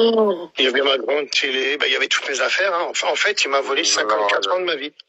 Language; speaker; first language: French; native; French